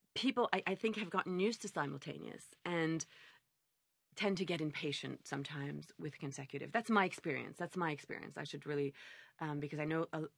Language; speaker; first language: English; native; English